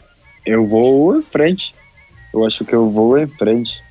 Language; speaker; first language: Portuguese; non-native, local second language; Spanish